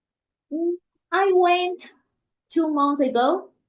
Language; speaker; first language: English; non-native, learner; Spanish